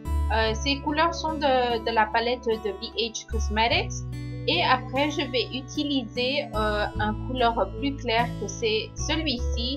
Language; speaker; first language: French; non-native, learner; Spanish